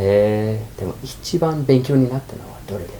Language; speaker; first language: Japanese; non-native, fluent; English